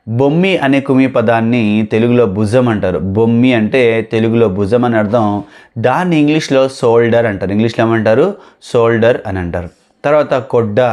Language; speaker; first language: Telugu; non-native, local second language; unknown